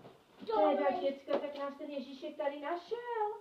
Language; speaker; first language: Czech; native; Czech